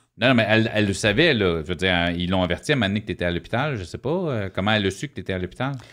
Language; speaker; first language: French; native; French